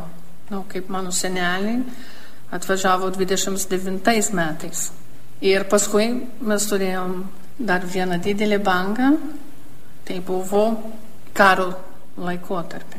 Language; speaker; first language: Lithuanian; early bilingual, heritage; Lithuanian